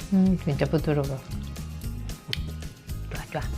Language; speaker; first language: Korean; non-native, learner; Vietnamese